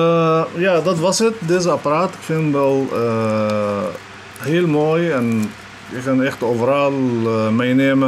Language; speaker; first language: Dutch; non-native, fluent; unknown